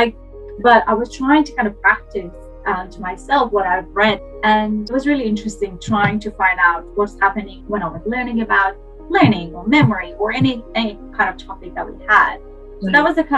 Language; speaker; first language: English; non-native, fluent; Persian